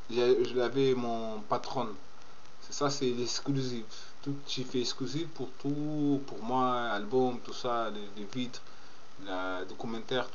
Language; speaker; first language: French; non-native, learner; Portuguese